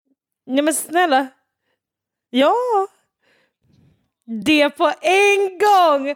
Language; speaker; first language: Swedish; native; Swedish